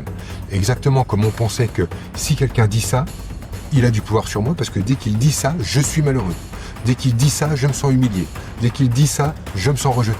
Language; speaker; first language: French; native; French